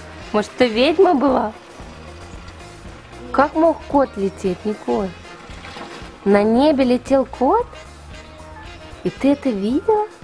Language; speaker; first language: Russian; native; Russian